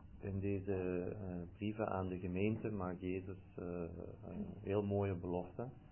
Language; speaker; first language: Dutch; native; Dutch